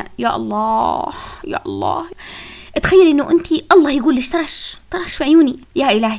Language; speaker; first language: Arabic; native; Arabic